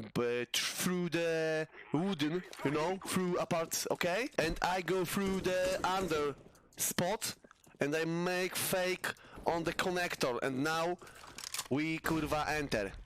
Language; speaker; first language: English; non-native, learner; Polish